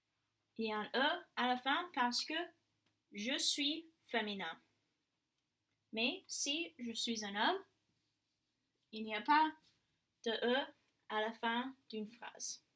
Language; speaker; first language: French; non-native, fluent; English